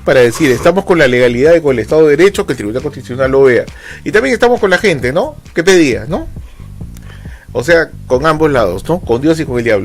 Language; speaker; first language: Spanish; native; Spanish